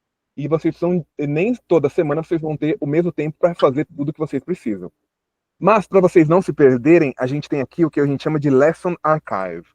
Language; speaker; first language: Portuguese; native; Portuguese